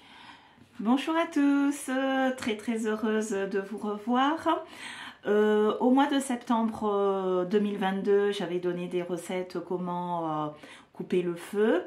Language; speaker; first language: French; native; French